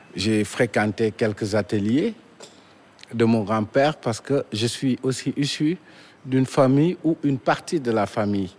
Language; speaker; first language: French; non-native, local second language; Wolof